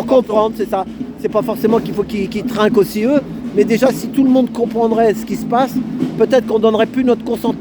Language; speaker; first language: French; native; French